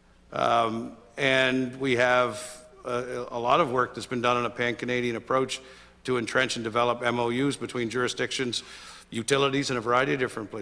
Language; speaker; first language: English; native; English